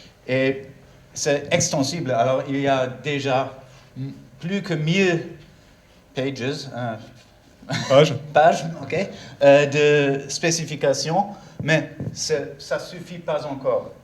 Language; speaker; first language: French; non-native, learner; German